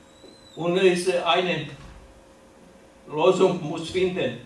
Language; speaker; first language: German; non-native, learner; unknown